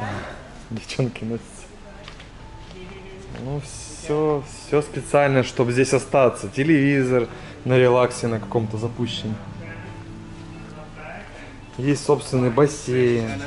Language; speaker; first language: Russian; native; Russian